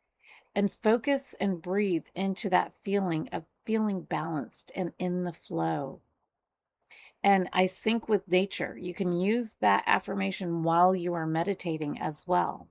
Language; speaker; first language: English; native; English